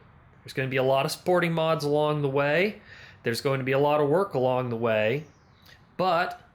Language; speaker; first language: English; native; English